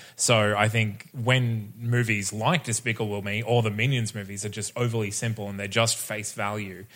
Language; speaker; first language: English; native; English